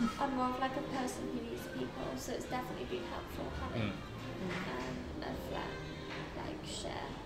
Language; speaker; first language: English; native; English